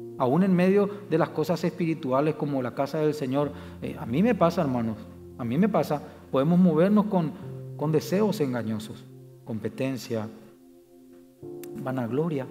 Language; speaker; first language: Spanish; native; Spanish